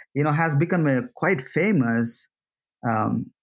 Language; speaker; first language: English; non-native, local second language; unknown